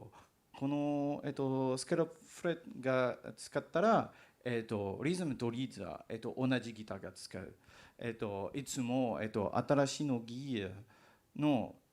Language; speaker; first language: Japanese; non-native, learner; English